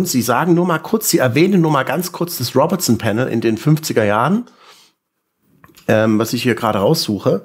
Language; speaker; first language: German; native; German